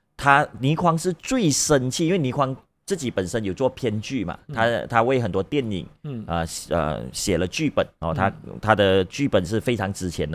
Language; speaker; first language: Chinese; native; Chinese